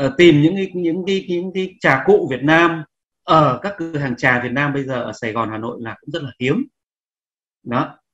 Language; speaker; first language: Vietnamese; native; Vietnamese